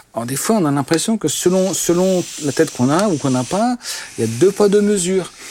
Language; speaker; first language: French; non-native, local second language; Swiss German